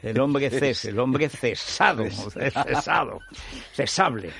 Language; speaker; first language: Spanish; native; Spanish